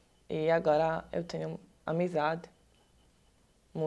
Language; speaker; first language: Portuguese; non-native, learner; Italian